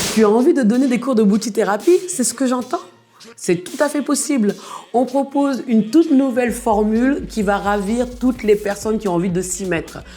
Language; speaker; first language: French; early bilingual, other home language; Bambara